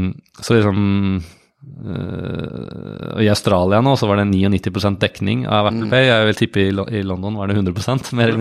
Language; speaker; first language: Norwegian; native; Norwegian